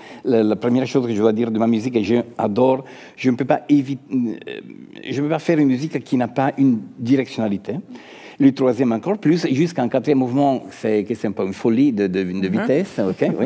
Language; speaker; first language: French; non-native, fluent; Italian